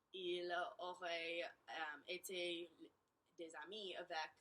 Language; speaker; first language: French; non-native, learner; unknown